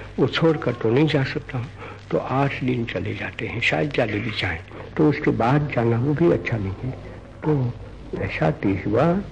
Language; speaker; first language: Hindi; non-native, local second language; Gujarati